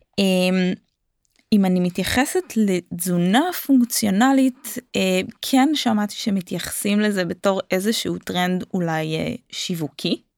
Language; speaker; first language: Hebrew; native; Hebrew